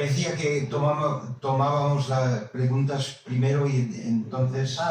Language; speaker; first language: Spanish; non-native, fluent; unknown